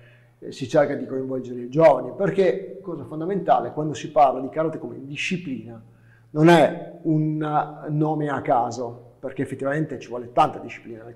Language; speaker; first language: Italian; native; Italian